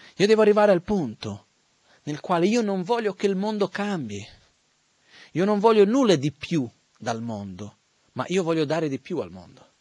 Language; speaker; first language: Italian; non-native, fluent; Portuguese